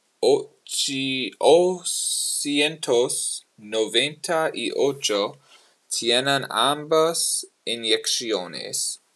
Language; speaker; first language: Spanish; non-native, learner; English